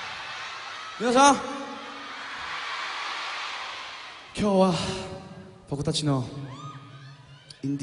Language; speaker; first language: Japanese; non-native, learner; Korean